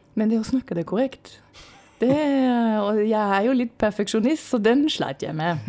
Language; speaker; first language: Norwegian; non-native, fluent; German